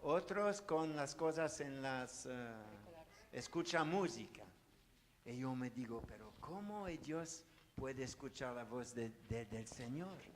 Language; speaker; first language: Spanish; non-native, learner; French